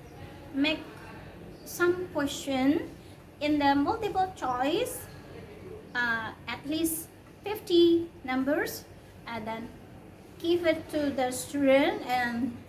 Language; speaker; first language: English; non-native, learner; Indonesian